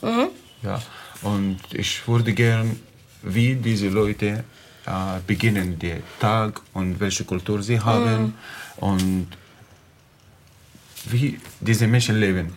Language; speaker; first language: German; non-native, learner; Arabic